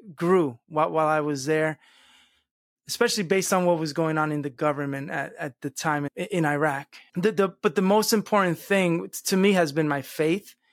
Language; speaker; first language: English; early bilingual, other home language; Spanish